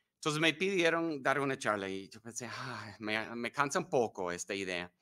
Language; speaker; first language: Spanish; non-native, fluent; English